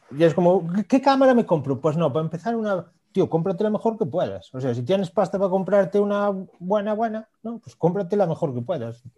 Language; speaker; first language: Spanish; native; Spanish